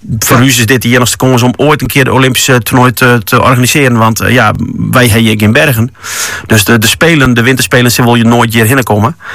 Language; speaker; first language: Dutch; non-native, local second language; Western Frisian